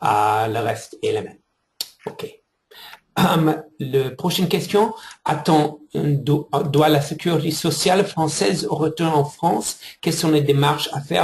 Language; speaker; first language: French; non-native, fluent; English